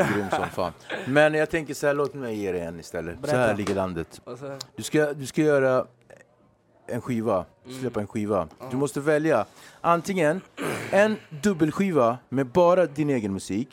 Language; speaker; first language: Swedish; native; Swedish